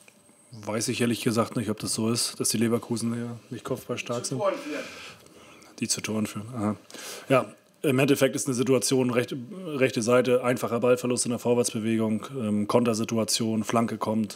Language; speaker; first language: German; native; German